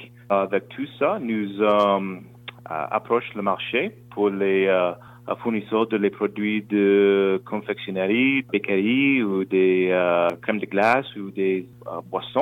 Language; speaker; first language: French; non-native, local second language; English